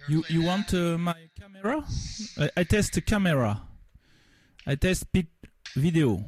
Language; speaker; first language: English; non-native, learner; French